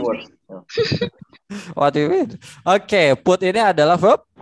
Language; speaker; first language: English; non-native, fluent; Indonesian